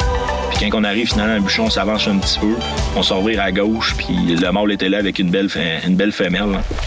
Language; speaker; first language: French; native; French